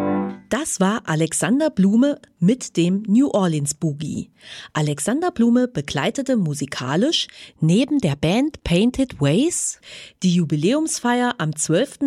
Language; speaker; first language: German; native; German